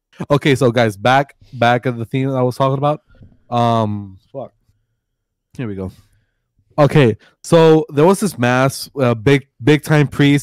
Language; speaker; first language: English; non-native, local second language; Spanish